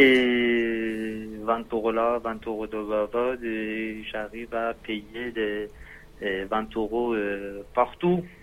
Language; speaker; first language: French; non-native, learner; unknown